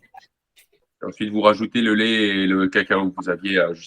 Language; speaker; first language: French; native; French